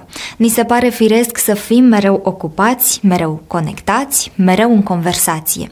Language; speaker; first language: Romanian; native; Romanian